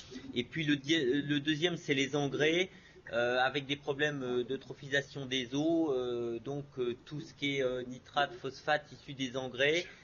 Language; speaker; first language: French; native; French